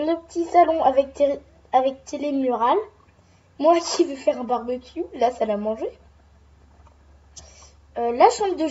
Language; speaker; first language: French; native; French